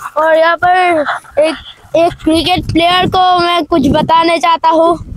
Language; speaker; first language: Hindi; non-native, learner; Bangla